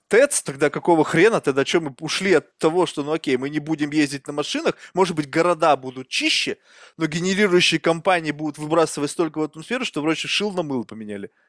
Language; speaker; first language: Russian; native; Russian